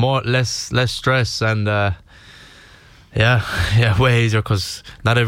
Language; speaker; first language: English; native; English